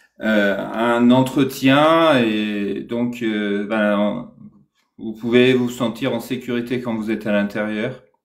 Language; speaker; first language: French; non-native, fluent; Persian